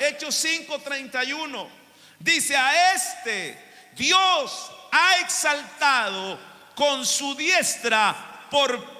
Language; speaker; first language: Spanish; native; Spanish